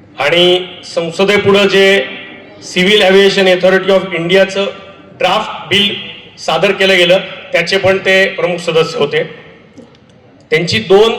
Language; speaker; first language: Marathi; native; Marathi